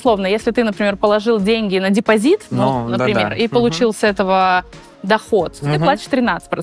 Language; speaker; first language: Russian; native; Russian